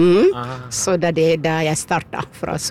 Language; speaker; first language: Norwegian; non-native, learner; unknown